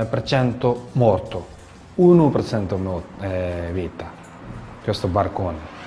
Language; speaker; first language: Italian; non-native, learner; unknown